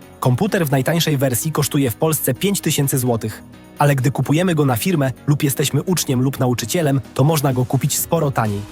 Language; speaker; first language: Polish; native; Polish